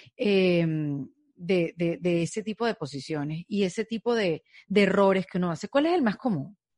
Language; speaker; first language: Spanish; native; Spanish